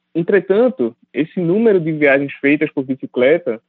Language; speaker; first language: Portuguese; native; Portuguese